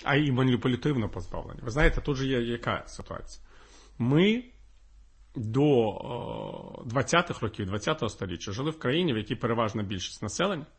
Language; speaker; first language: Ukrainian; non-native, local second language; Russian